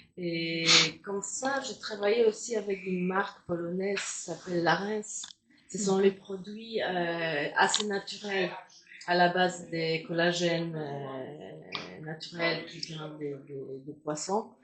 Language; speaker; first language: French; non-native, fluent; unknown